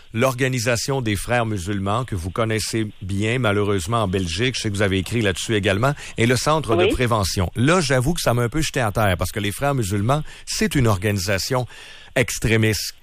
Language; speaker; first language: French; native; French